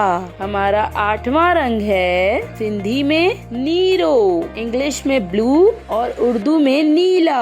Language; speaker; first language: Hindi; non-native, local second language; Sindhi